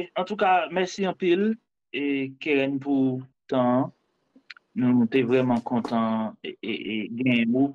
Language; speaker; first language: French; non-native, local second language; Haitian Creole